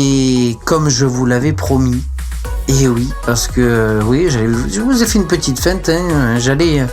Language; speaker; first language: French; native; French